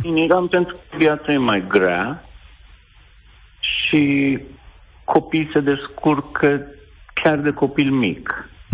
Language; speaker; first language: Romanian; non-native, fluent; Persian